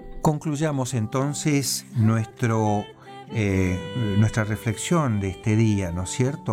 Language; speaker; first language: Spanish; native; Spanish